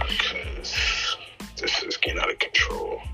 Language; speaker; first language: English; native; English